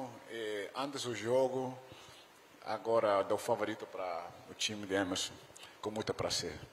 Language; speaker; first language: Portuguese; non-native, fluent; Dutch